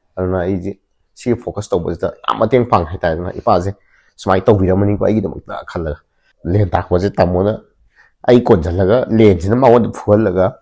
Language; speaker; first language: Manipuri; native; Manipuri